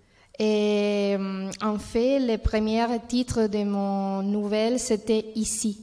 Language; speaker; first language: French; non-native, learner; Spanish